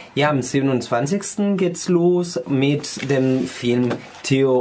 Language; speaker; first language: German; non-native, fluent; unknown